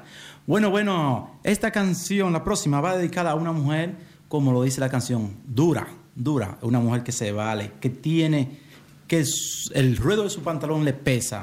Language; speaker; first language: Spanish; native; Spanish